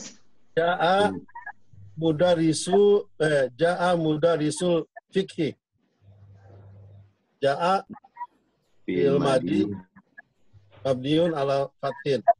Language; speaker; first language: Arabic; non-native, learner; Indonesian